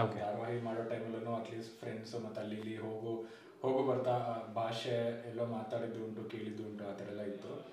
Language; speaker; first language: Kannada; native; Kannada